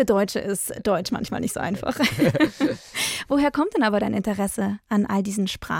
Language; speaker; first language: German; native; German